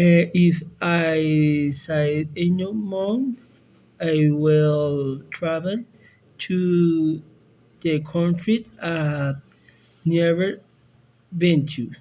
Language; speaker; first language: English; non-native, learner; Spanish